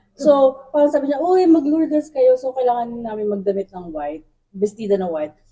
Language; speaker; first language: Filipino; non-native, local second language; Bikol